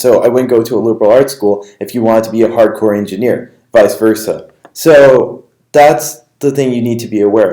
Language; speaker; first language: English; native; English